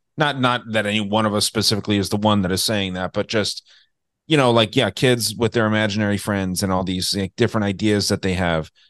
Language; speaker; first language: English; native; English